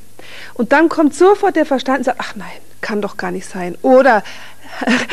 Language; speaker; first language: German; native; German